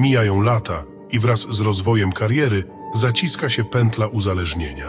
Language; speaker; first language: Polish; native; Polish